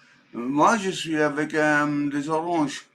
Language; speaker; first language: French; non-native, learner; English